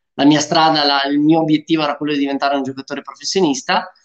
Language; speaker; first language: Italian; early bilingual, other home language; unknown